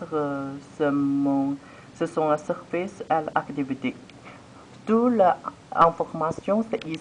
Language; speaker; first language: French; non-native, learner; Chinese